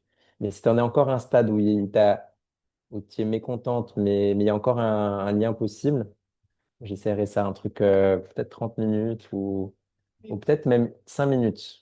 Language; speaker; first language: French; native; French